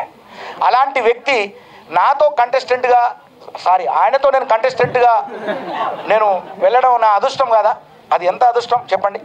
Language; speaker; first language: Telugu; native; Telugu